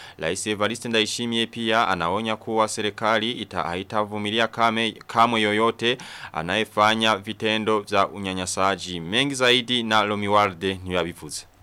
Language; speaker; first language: Swahili; non-native, local second language; Rundi